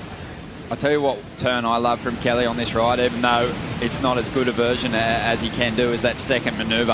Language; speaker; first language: English; native; English